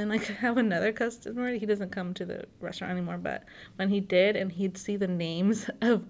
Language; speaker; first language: English; native; English